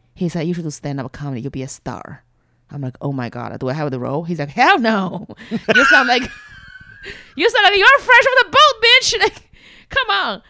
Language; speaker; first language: English; non-native, fluent; Chinese